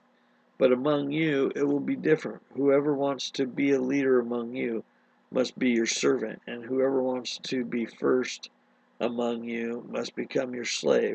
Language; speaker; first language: English; native; English